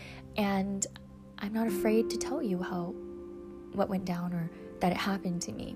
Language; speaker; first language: English; native; English